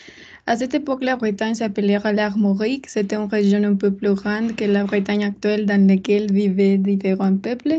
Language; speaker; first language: French; non-native, learner; Spanish